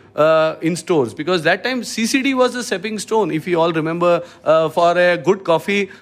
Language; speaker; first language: English; non-native, local second language; Malayalam